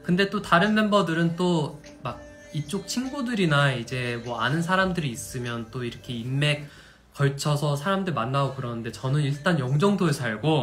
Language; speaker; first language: Korean; non-native, fluent; English